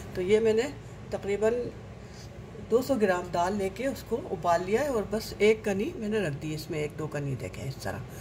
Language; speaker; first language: Urdu; native; Urdu